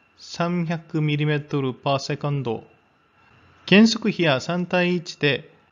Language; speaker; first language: Japanese; non-native, fluent; Korean